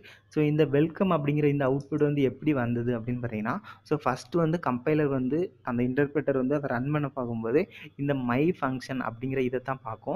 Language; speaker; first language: Tamil; native; Tamil